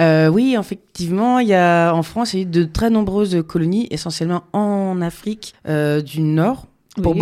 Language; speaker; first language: French; native; French